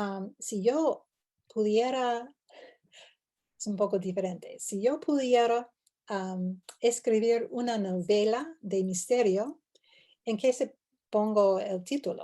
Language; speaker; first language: Spanish; non-native, fluent; English